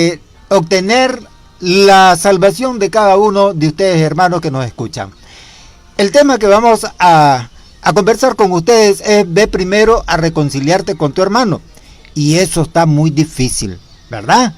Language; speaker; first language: Spanish; native; Spanish